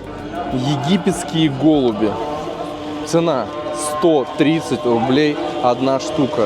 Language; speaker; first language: Russian; native; Russian